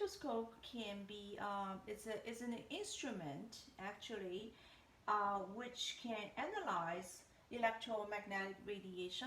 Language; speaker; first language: English; non-native, fluent; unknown